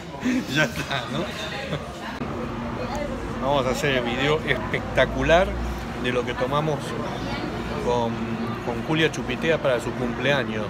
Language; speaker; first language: Spanish; native; Spanish